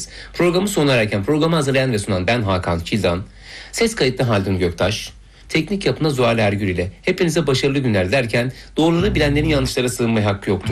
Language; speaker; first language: Turkish; native; Turkish